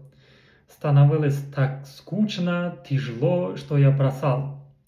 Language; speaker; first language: Russian; non-native, learner; Kazakh